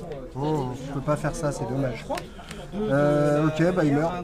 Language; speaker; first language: French; native; French